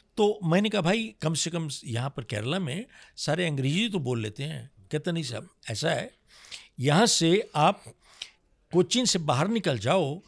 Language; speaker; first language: Hindi; native; Hindi